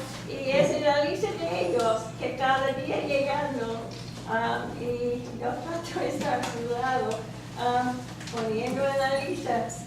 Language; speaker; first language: Spanish; non-native, learner; English